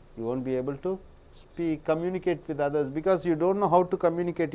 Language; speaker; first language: English; non-native, local second language; Tamil